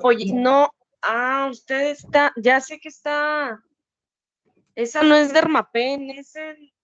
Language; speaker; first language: Spanish; native; Spanish